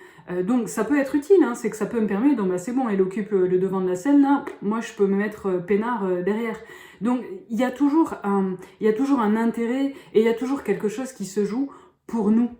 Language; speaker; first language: French; native; French